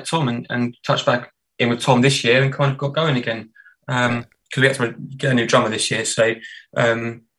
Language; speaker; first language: English; native; English